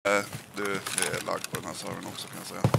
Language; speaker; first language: Swedish; native; Swedish